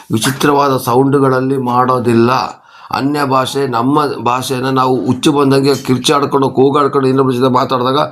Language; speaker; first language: Kannada; non-native, local second language; Kodava